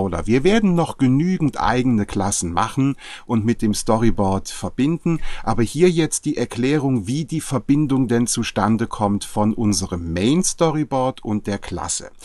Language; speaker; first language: German; native; German